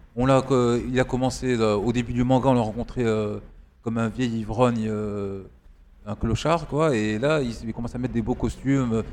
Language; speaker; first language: French; non-native, local second language; Arabic